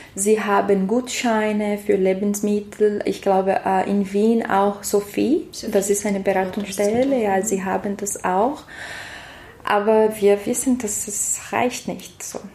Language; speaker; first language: German; non-native, learner; Portuguese